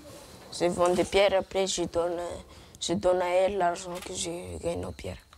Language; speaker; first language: French; non-native, learner; Malagasy